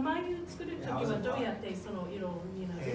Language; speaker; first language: Japanese; non-native, fluent; English